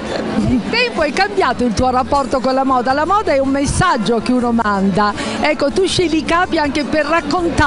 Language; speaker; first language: Italian; native; Italian